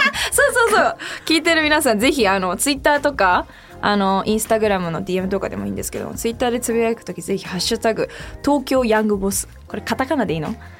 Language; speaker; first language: Japanese; native; Japanese